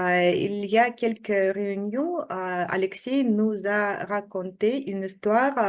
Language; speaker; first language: French; non-native, fluent; Russian